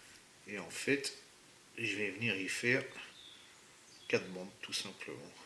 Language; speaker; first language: French; native; French